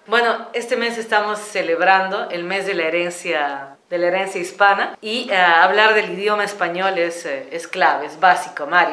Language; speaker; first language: Spanish; native; Spanish